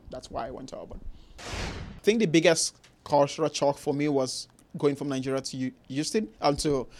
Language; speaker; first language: English; non-native, local second language; Igbo